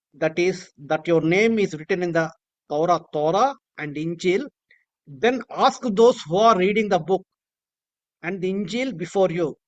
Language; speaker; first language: English; non-native, local second language; Telugu